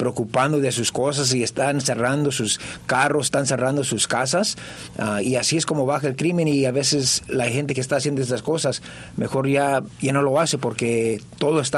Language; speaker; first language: Spanish; early bilingual, heritage; Spanish